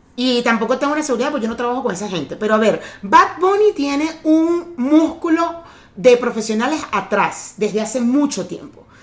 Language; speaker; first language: Spanish; native; Spanish